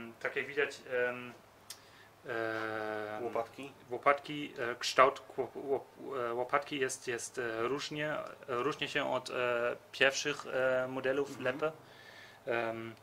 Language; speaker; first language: Polish; early bilingual, heritage; Polish